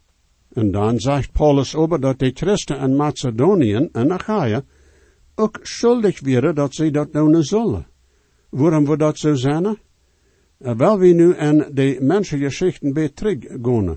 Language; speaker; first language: German; non-native, learner; Dutch